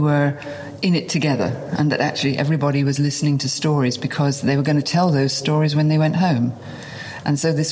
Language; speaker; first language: English; native; English